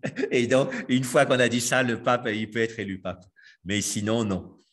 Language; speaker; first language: French; native; French